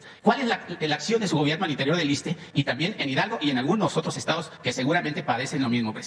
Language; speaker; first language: Spanish; native; Spanish